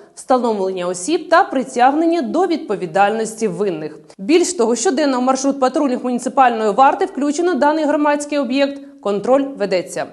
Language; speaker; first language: Ukrainian; native; Ukrainian